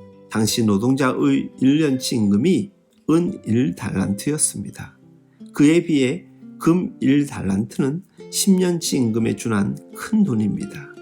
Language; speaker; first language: Korean; native; Korean